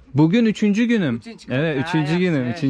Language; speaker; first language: Turkish; native; Turkish